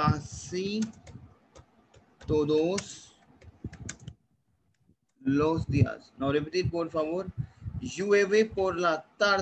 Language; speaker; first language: Spanish; non-native, learner; Hindi